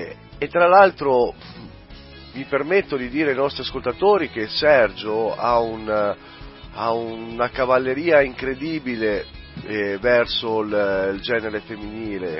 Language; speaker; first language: Italian; native; Italian